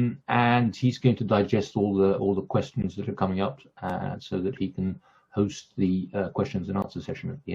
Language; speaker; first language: English; non-native, fluent; French